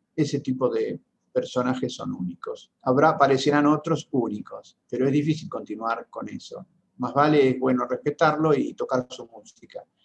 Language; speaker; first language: Spanish; native; Spanish